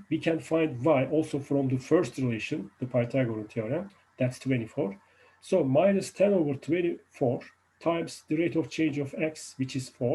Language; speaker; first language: English; non-native, fluent; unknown